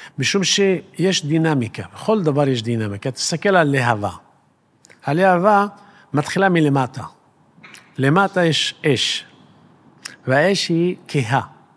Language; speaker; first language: Hebrew; native; Hebrew